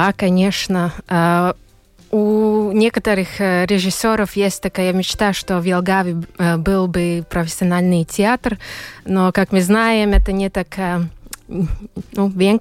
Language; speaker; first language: Russian; non-native, local second language; Latvian